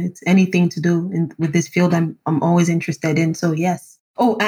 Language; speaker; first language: English; non-native, local second language; Yoruba